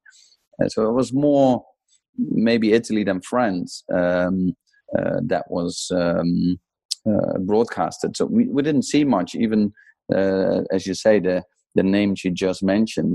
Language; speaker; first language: English; non-native, fluent; Dutch